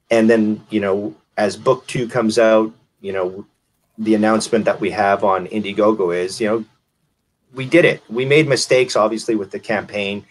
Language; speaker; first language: English; native; English